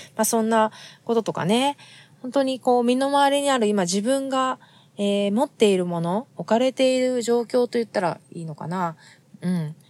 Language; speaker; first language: Japanese; native; Japanese